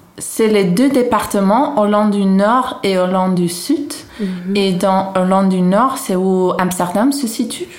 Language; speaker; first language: French; non-native, fluent; Dutch